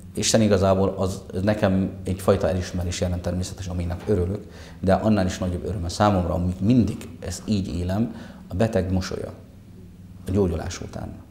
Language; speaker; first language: Hungarian; non-native, fluent; Arabic